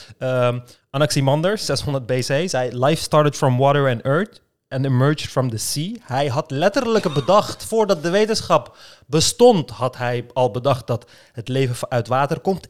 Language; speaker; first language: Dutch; early bilingual, other home language; Turkish